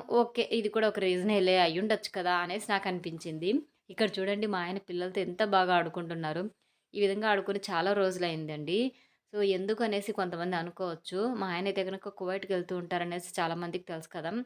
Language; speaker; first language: Telugu; native; Telugu